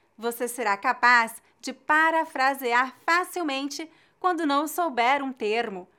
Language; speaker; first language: Portuguese; native; Portuguese